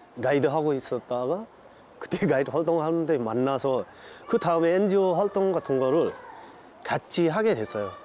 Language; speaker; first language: Korean; non-native, fluent; Nepali